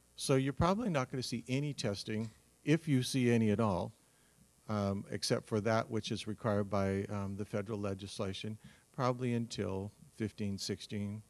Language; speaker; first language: English; native; English